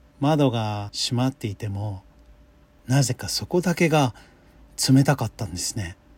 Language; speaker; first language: Japanese; non-native, fluent; English